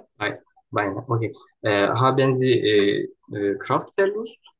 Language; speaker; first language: German; non-native, learner; Turkish